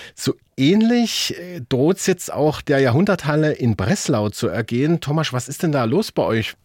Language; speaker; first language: German; native; German